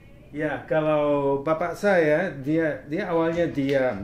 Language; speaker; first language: Indonesian; non-native, fluent; English